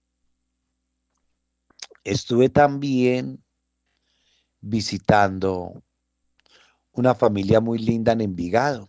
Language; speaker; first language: Spanish; native; Spanish